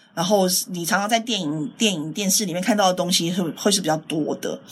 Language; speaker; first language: Chinese; native; Chinese